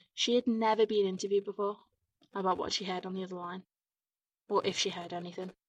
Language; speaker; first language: English; native; English